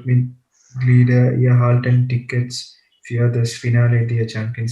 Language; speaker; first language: German; non-native, learner; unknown